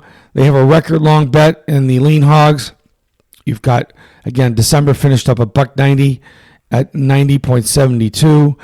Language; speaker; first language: English; native; English